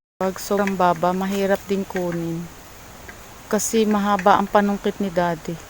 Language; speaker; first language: Filipino; native; Filipino